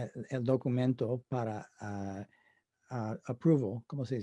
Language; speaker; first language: Spanish; non-native, fluent; English